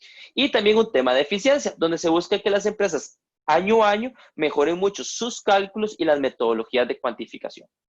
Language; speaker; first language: Spanish; native; Spanish